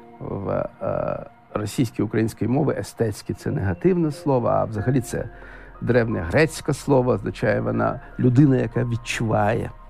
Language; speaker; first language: Ukrainian; non-native, local second language; Russian